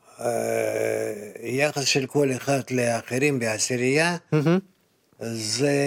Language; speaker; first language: Hebrew; non-native, fluent; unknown